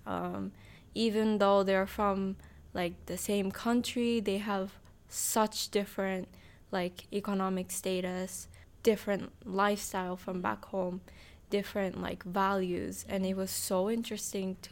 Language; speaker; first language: English; non-native, fluent; Japanese